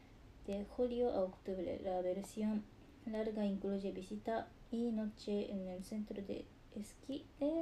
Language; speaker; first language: Spanish; non-native, learner; Japanese